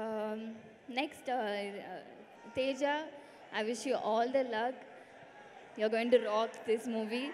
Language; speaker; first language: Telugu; non-native, learner; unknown